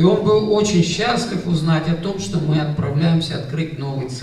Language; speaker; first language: Russian; native; Russian